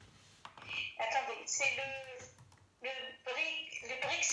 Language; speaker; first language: French; non-native, fluent; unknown